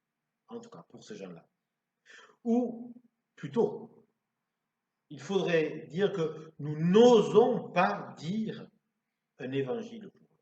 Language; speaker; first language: French; native; French